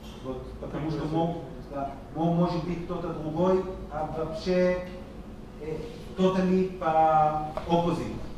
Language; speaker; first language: Russian; non-native, learner; Hebrew